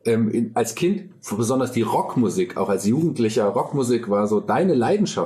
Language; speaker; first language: German; native; German